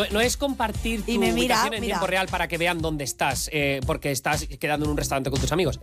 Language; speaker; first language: Spanish; native; Spanish